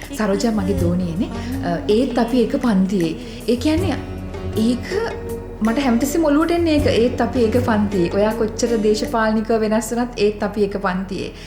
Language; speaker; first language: Sinhala; native; Sinhala